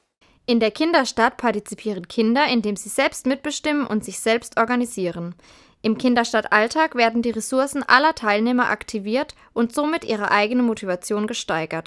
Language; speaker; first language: German; native; German